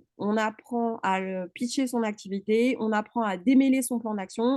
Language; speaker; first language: French; native; French